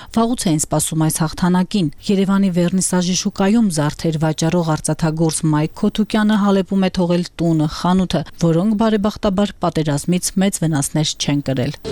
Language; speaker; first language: Armenian; native; Armenian